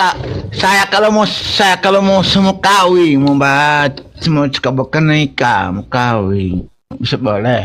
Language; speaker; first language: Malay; non-native, local second language; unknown